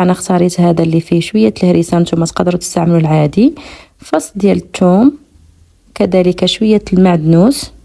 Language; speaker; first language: Arabic; native; Arabic